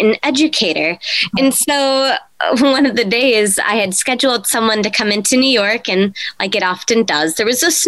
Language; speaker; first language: English; native; English